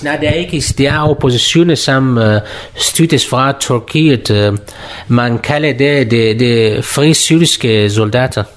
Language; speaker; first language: Danish; non-native, learner; Kurdish